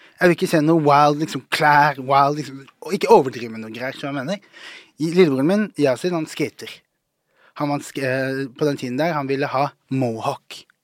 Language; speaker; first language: Norwegian; early bilingual, other home language; Somali